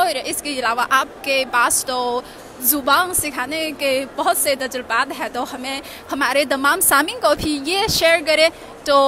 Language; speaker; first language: Hindi; non-native, learner; Chinese